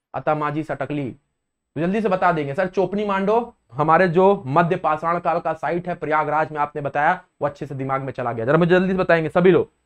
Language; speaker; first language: Hindi; native; Hindi